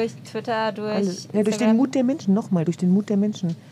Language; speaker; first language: German; native; German